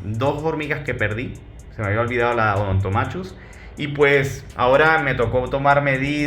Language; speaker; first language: Spanish; native; Spanish